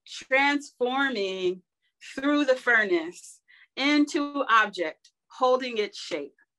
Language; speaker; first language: English; native; English